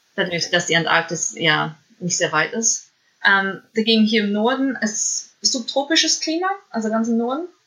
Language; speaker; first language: German; native; German